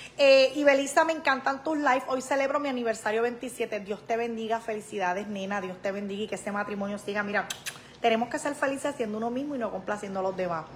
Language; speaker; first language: Spanish; native; Spanish